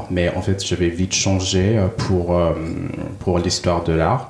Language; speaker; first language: French; non-native, fluent; Cantonese